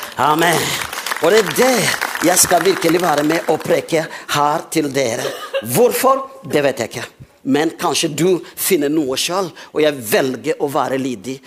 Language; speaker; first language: Norwegian; non-native, fluent; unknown